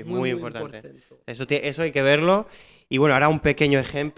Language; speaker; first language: Spanish; native; Spanish